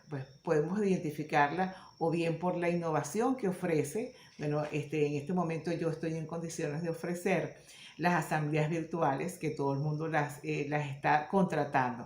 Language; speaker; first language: Spanish; native; Spanish